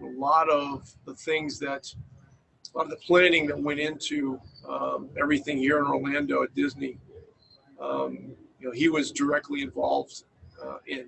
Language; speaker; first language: English; native; English